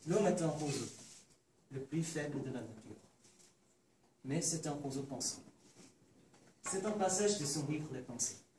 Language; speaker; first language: French; non-native, learner; Korean